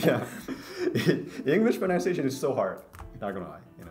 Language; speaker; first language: English; non-native, fluent; Japanese